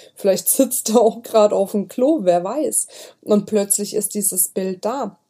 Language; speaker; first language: German; native; German